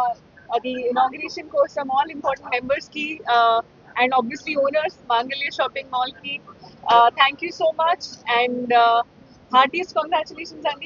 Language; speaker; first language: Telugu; non-native, fluent; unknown